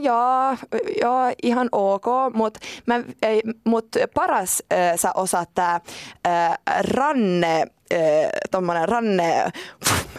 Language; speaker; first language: Finnish; non-native, learner; Swedish